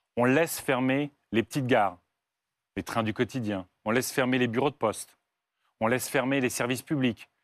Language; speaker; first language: French; native; French